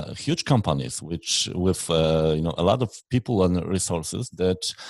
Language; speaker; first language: English; non-native, fluent; Polish